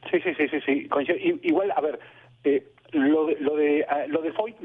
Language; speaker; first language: Spanish; native; Spanish